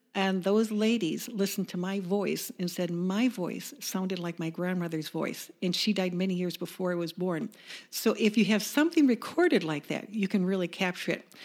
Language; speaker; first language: English; native; English